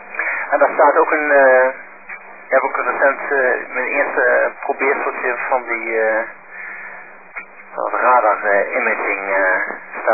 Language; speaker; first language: Dutch; native; Dutch